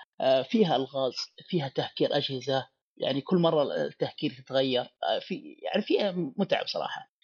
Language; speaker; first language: Arabic; native; Arabic